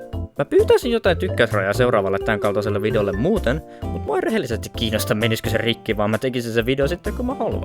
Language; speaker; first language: Finnish; native; Finnish